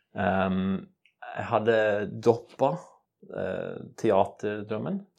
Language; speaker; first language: Norwegian; non-native, fluent; English